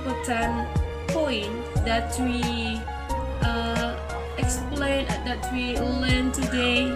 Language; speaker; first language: English; non-native, learner; Indonesian